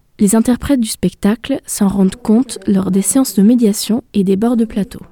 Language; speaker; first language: French; native; French